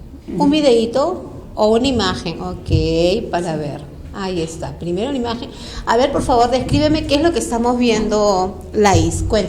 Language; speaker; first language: Spanish; native; Spanish